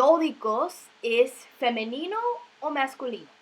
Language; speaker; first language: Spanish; non-native, fluent; English